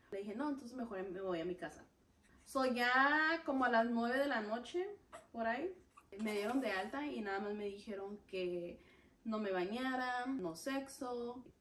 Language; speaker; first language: Spanish; early bilingual, heritage; Spanish